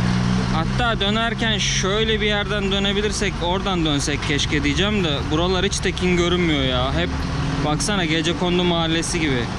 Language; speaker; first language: Turkish; native; Turkish